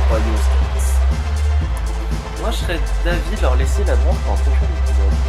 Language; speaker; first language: French; native; French